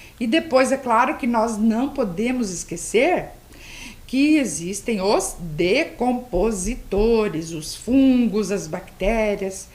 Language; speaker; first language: Portuguese; native; Portuguese